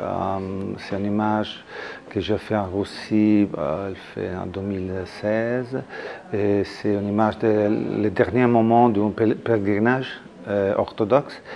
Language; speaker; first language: French; non-native, fluent; Italian